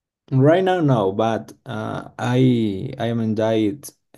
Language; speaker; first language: English; non-native, learner; Spanish